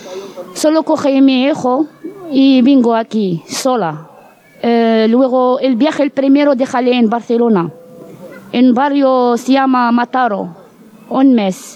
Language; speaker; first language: Spanish; non-native, learner; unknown